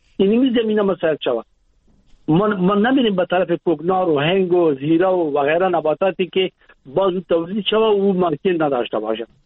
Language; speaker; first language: Persian; native; Persian